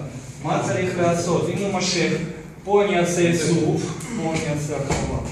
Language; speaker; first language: Hebrew; non-native, fluent; Russian